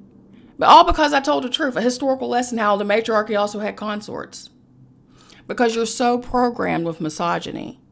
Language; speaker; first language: English; native; English